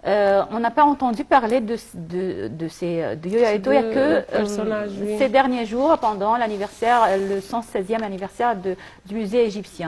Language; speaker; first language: French; non-native, fluent; Arabic